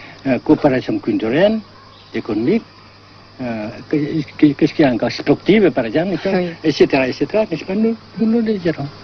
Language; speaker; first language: French; non-native, local second language; Vietnamese